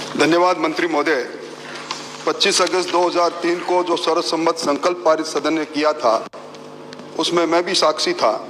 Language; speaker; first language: Hindi; native; Hindi